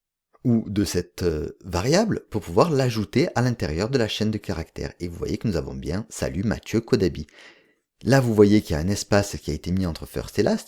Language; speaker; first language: French; native; French